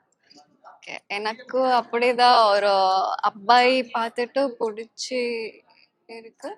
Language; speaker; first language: Tamil; non-native, learner; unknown